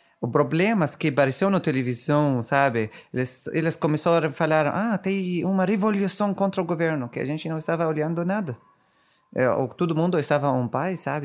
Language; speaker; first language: Portuguese; non-native, fluent; Arabic